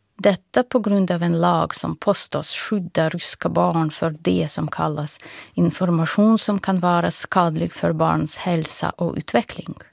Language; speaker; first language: Swedish; non-native, fluent; Russian